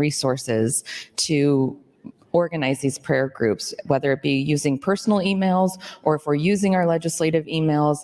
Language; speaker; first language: English; native; English